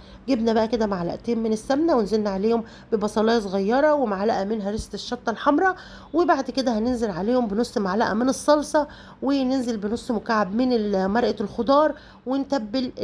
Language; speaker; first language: Arabic; native; Arabic